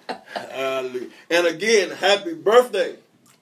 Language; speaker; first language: English; native; English